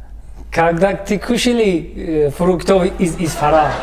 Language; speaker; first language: Russian; non-native, learner; Tajik